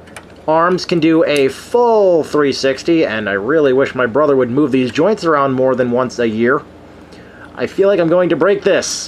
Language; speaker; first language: English; native; English